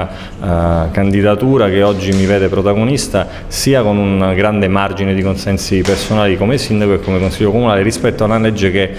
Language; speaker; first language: Italian; native; Italian